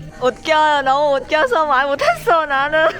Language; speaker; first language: Korean; non-native, learner; Vietnamese